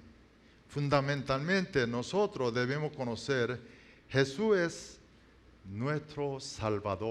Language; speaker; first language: Spanish; non-native, learner; Korean